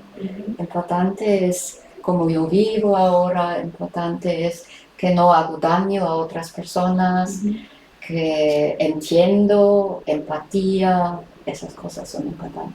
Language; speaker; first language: Spanish; non-native, fluent; German